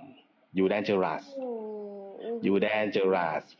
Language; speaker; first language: English; non-native, learner; Thai